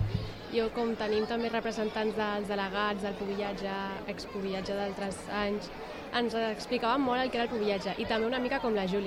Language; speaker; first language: Catalan; native; Catalan